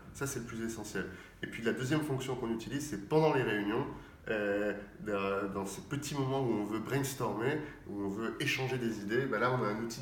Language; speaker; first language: French; native; French